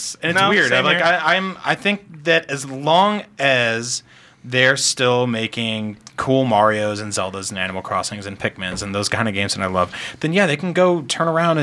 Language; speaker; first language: English; early bilingual, other home language; Italian